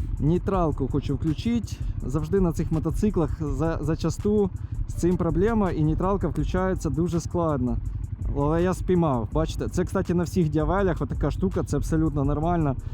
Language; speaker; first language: Ukrainian; non-native, local second language; Russian